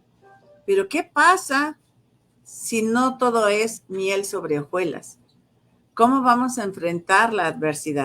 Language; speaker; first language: Spanish; native; Spanish